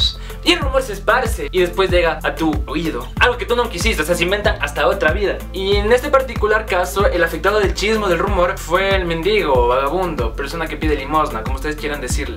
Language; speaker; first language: Spanish; native; Spanish